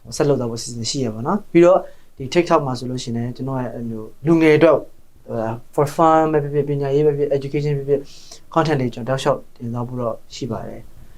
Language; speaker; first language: Burmese; native; Burmese